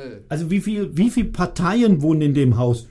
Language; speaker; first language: German; native; German